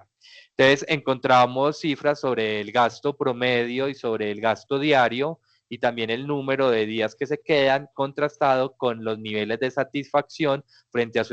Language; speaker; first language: Spanish; native; Spanish